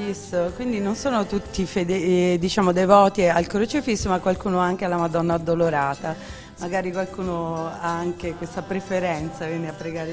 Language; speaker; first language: Italian; native; Italian